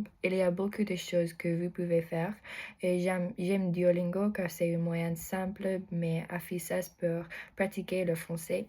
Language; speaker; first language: French; non-native, learner; English